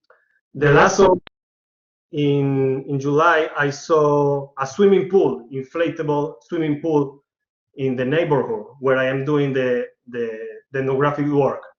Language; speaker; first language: English; non-native, learner; Spanish